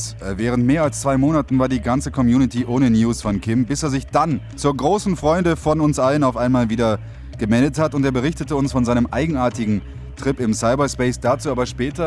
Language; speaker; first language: German; native; German